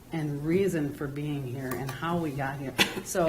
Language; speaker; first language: English; native; English